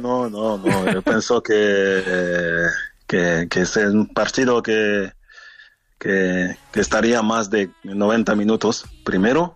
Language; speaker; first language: Spanish; non-native, fluent; French